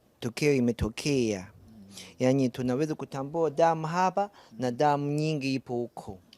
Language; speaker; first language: Swahili; non-native, learner; Chinese